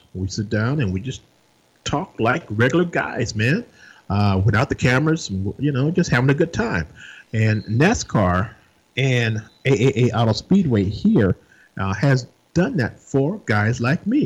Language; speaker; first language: English; native; English